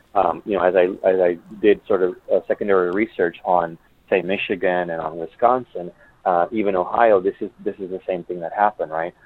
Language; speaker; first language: English; early bilingual, other home language; Spanish